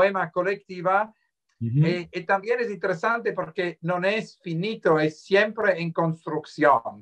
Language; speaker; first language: Spanish; non-native, fluent; Swiss German